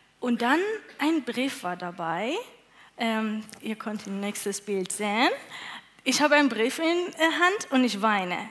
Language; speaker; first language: German; non-native, learner; Persian